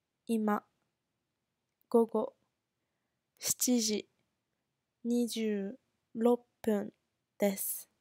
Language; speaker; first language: Japanese; non-native, fluent; English